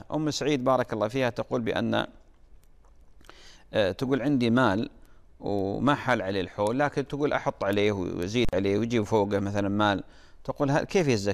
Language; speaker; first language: Arabic; native; Arabic